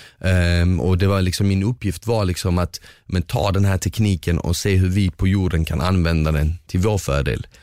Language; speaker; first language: Swedish; early bilingual, other home language; Bosnian